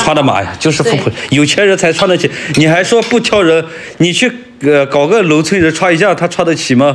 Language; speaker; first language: Chinese; native; Chinese